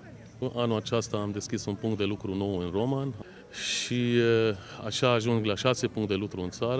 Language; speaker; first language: Romanian; non-native, fluent; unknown